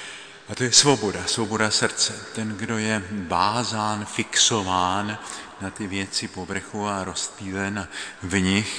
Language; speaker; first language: Czech; native; Czech